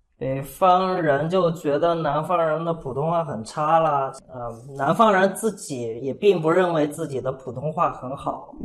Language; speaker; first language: Chinese; native; Chinese